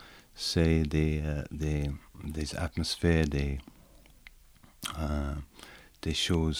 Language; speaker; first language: French; non-native, learner; English